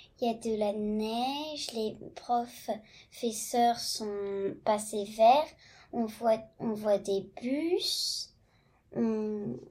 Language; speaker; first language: French; early bilingual, heritage; French